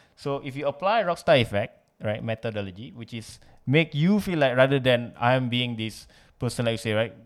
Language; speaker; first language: English; non-native, local second language; Malay